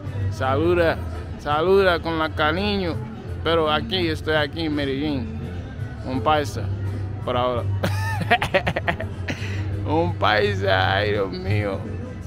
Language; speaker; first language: Spanish; non-native, learner; English